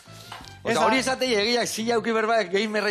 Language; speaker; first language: Basque; native; Basque